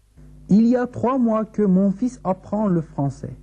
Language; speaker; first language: French; non-native, learner; Turkish